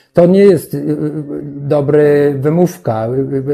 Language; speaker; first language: Polish; non-native, learner; English